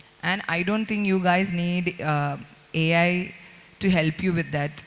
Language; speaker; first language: English; non-native, local second language; Malayalam